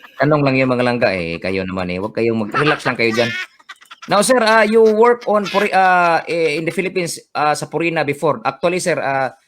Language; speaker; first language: Filipino; non-native, local second language; Cebuano